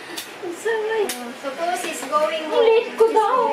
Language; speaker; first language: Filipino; native; Filipino